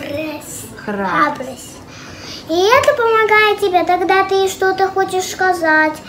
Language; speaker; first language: Russian; early bilingual, heritage; English